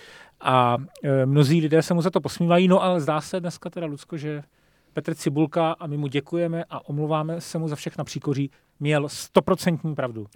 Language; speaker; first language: Czech; native; Czech